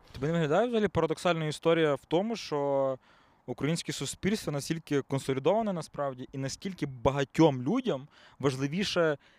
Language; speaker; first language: Ukrainian; native; Ukrainian